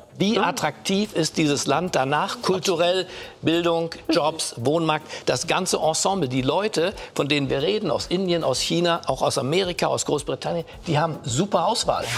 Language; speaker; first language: German; native; German